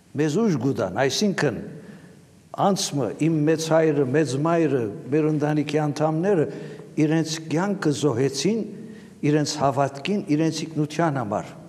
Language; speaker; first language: Armenian; native; Armenian